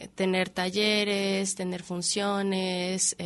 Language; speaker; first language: Spanish; native; Spanish